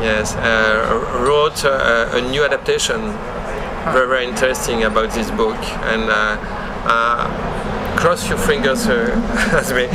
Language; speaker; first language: English; non-native, learner; French